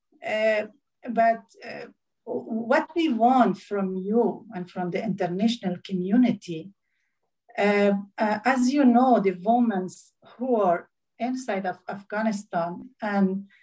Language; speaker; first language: English; non-native, learner; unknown